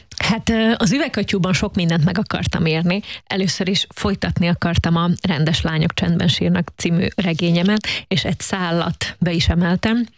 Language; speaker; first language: Hungarian; native; Hungarian